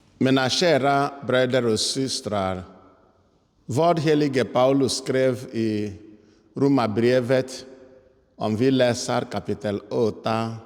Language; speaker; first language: Swedish; non-native, fluent; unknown